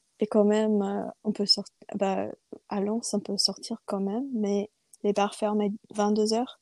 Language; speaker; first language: French; non-native, fluent; English